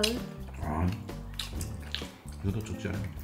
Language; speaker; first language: Korean; non-native, local second language; Chinese